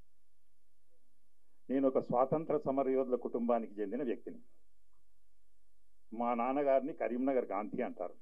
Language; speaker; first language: Telugu; native; Telugu